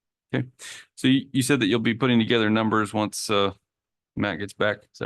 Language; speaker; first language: English; native; English